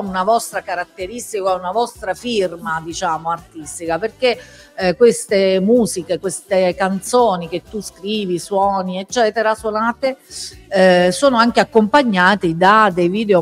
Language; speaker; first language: Italian; native; Italian